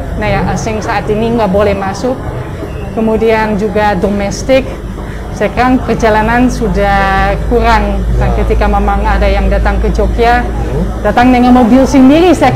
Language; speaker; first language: Indonesian; non-native, fluent; Dutch